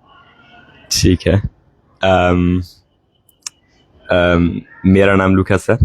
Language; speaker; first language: Hindi; non-native, learner; German